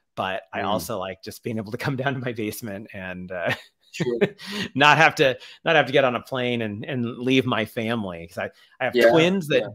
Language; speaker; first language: English; native; English